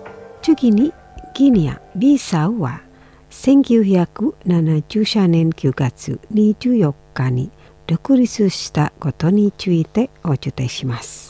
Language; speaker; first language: Japanese; non-native, fluent; Indonesian